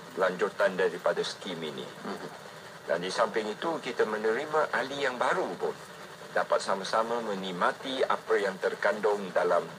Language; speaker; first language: Malay; non-native, local second language; Hakka Chinese